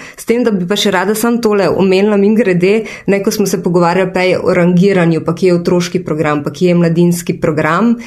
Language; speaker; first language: Slovenian; native; Slovenian